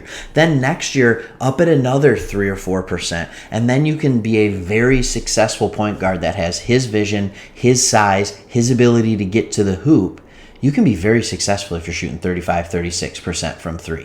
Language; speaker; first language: English; native; English